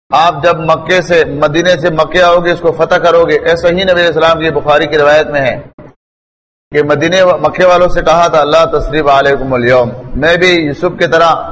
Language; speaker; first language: Urdu; non-native, local second language; Pashto